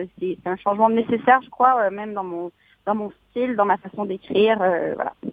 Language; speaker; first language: French; native; French